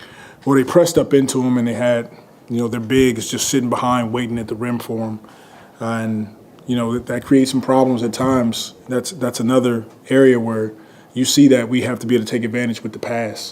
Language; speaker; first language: English; native; English